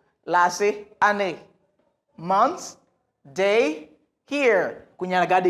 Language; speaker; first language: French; non-native, local second language; Haitian Creole